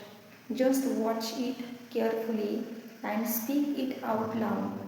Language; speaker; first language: English; non-native, learner; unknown